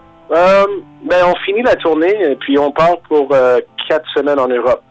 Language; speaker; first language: French; non-native, fluent; English